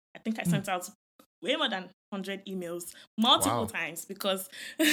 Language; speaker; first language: English; non-native, local second language; Yoruba